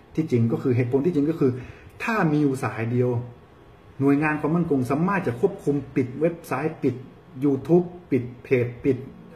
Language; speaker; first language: Thai; early bilingual, heritage; Thai